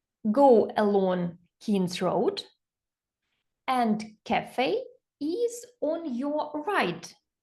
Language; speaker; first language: English; non-native, fluent; Ukrainian